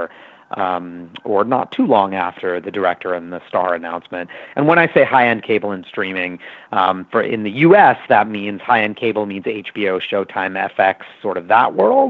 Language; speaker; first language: English; native; English